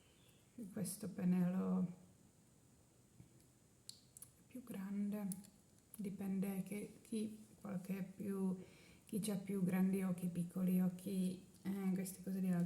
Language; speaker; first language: Italian; non-native, learner; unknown